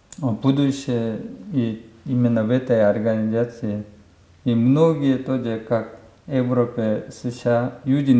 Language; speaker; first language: Russian; non-native, learner; Korean